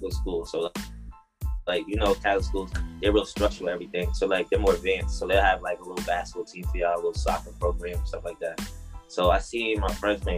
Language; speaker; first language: English; native; English